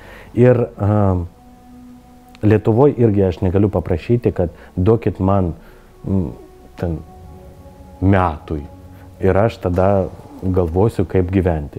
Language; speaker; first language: Lithuanian; non-native, learner; Ukrainian